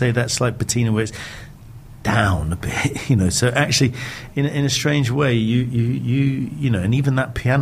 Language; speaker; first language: English; native; English